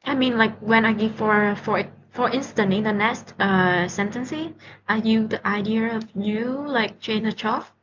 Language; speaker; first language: English; non-native, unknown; Vietnamese